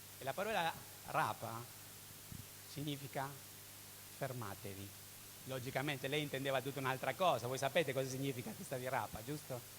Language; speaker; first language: Italian; non-native, fluent; Spanish